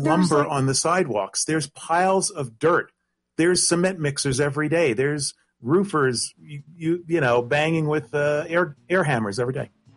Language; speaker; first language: English; native; English